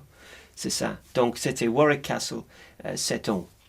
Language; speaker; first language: French; non-native, learner; English